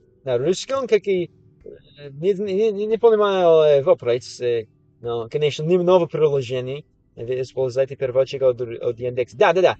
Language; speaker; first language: Russian; non-native, learner; English